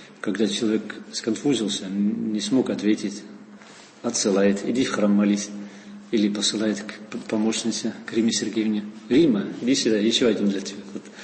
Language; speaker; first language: Russian; non-native, fluent; Dutch